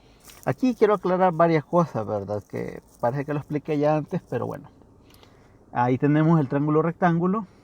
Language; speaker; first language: Spanish; native; Spanish